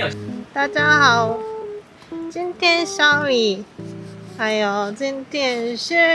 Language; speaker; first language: Chinese; non-native, learner; Korean